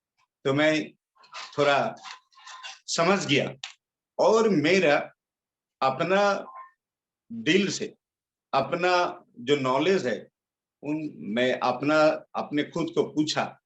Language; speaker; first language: Hindi; non-native, local second language; Bangla